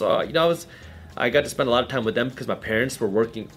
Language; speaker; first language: English; early bilingual, other home language; Punjabi